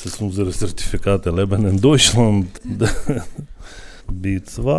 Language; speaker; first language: German; non-native, learner; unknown